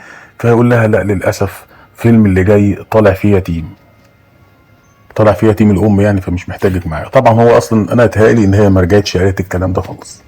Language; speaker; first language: Arabic; native; Arabic